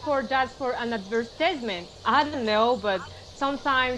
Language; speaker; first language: English; non-native, fluent; Malagasy